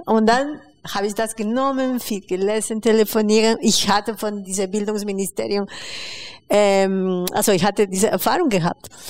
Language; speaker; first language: German; non-native, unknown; Spanish